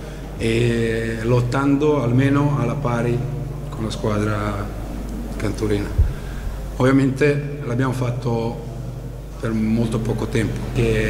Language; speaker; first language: Italian; non-native, fluent; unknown